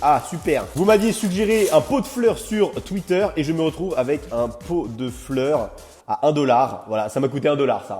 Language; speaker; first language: French; native; French